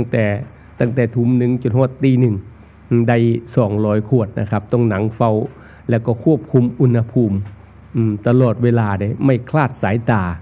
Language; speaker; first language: Thai; non-native, local second language; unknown